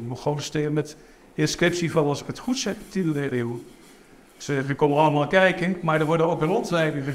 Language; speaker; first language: Dutch; native; Dutch